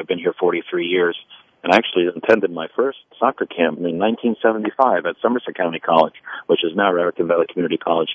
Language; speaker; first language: English; early bilingual, other home language; Italian